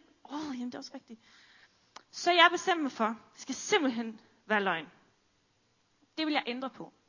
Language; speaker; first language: Danish; native; Danish